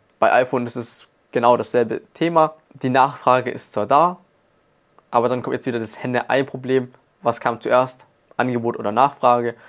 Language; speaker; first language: German; native; German